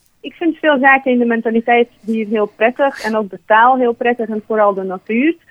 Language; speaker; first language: Dutch; non-native, fluent; Hungarian